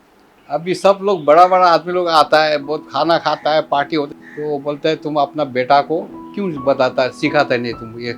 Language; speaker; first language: Hindi; non-native, local second language; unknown